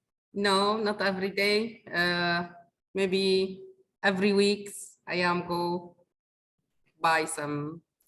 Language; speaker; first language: English; non-native, learner; Arabic